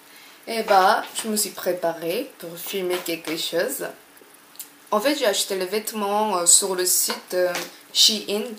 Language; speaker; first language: French; non-native, fluent; Korean